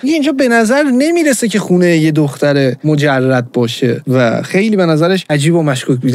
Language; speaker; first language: Persian; native; Persian